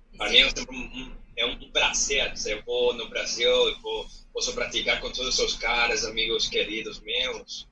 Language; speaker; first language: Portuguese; non-native, learner; Spanish